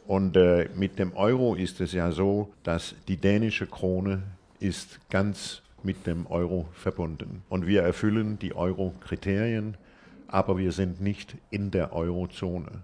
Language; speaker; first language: German; non-native, fluent; Danish